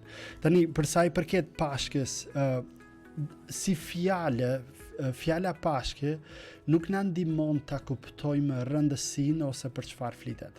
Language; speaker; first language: Albanian; native; Albanian